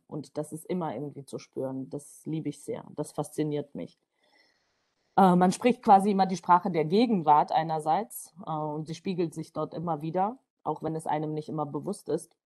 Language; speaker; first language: German; non-native, fluent; Georgian